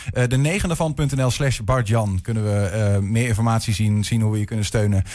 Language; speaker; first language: Dutch; native; Dutch